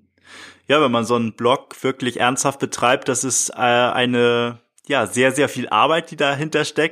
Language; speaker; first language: German; native; German